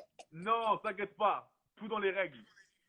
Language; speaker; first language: French; native; French